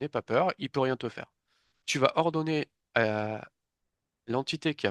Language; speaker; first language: French; native; French